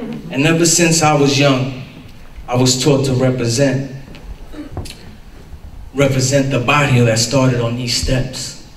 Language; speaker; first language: English; early bilingual, other home language; Spanish